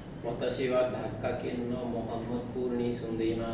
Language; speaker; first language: Japanese; non-native, learner; Bangla